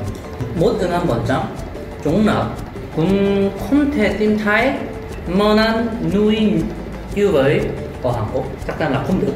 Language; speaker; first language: Vietnamese; non-native, learner; Korean